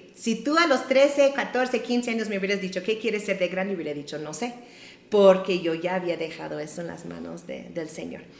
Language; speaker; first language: Spanish; non-native, fluent; English